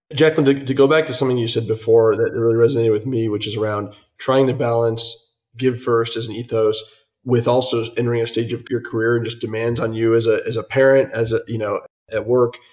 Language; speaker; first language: English; native; English